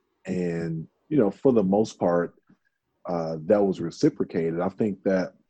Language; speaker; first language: English; native; English